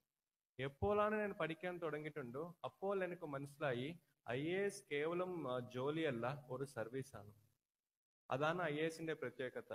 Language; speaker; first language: Malayalam; non-native, learner; Telugu